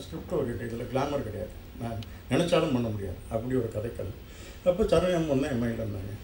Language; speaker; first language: Tamil; native; Tamil